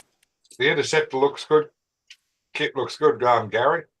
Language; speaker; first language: English; native; English